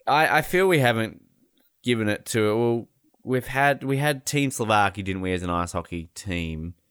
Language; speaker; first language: English; native; English